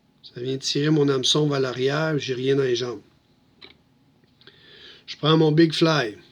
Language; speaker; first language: French; native; French